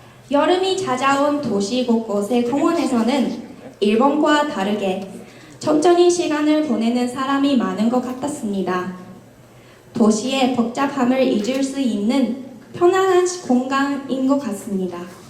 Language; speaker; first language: Korean; non-native, fluent; Japanese